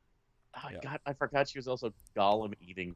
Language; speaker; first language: English; native; English